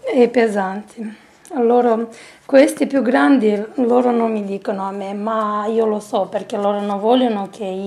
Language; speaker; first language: Italian; non-native, learner; Romanian